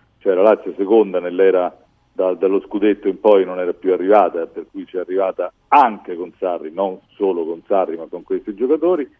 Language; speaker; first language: Italian; native; Italian